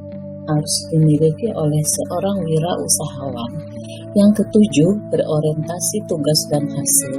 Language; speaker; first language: Indonesian; native; Indonesian